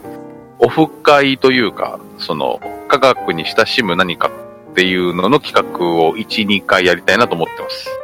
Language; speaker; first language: Japanese; native; Japanese